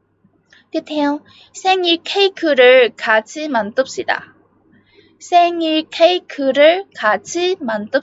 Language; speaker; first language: Korean; non-native, fluent; Vietnamese